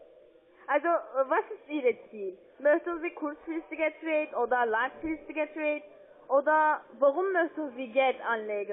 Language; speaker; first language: German; non-native, learner; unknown